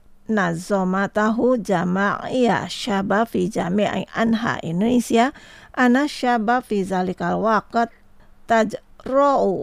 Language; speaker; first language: Arabic; non-native, fluent; Indonesian